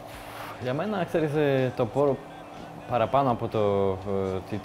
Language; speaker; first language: Greek; non-native, learner; Polish